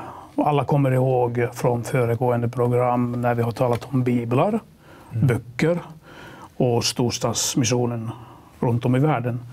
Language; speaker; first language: Swedish; non-native, local second language; Finnish